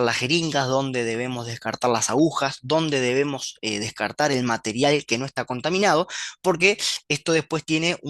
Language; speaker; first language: Spanish; native; Spanish